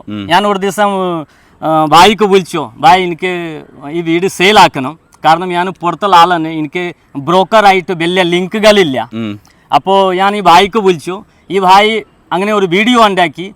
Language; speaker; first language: Malayalam; non-native, local second language; Hindi